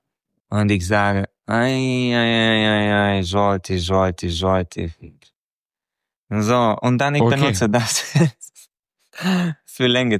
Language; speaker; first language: German; non-native, fluent; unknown